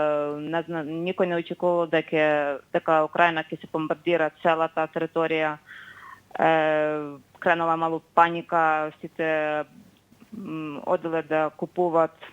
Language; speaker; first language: Macedonian; non-native, fluent; Ukrainian